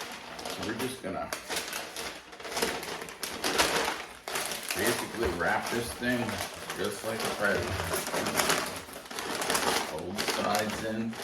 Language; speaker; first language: English; native; English